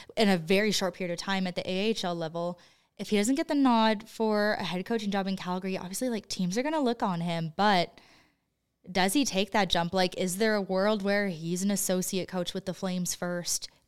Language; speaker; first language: English; native; English